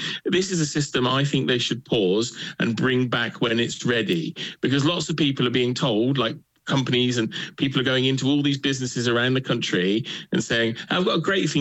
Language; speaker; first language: English; native; English